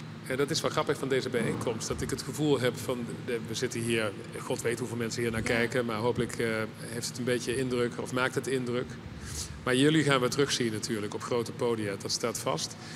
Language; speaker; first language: Dutch; native; Dutch